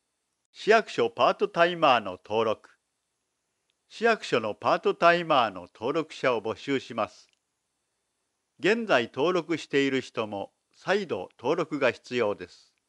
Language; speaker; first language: Japanese; native; Japanese